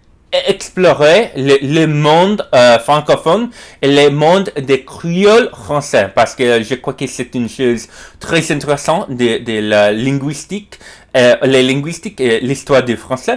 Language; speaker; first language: French; non-native, learner; English